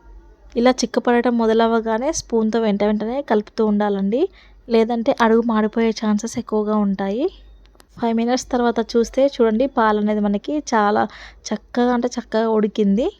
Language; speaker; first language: Telugu; native; Telugu